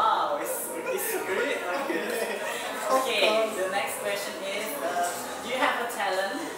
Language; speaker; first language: English; non-native, learner; Indonesian